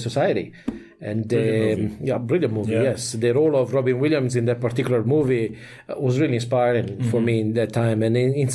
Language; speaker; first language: English; non-native, fluent; Italian